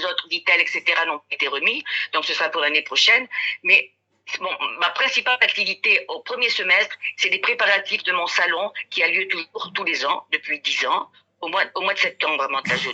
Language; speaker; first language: French; native; French